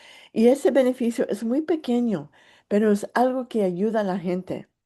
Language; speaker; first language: Spanish; early bilingual, heritage; English